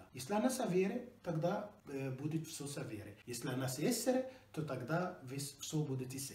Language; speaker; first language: Russian; non-native, fluent; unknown